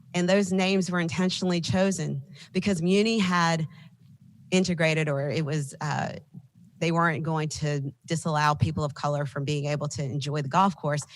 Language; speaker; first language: English; native; English